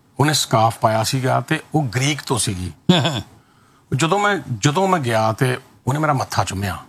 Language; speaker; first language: Punjabi; early bilingual, heritage; Punjabi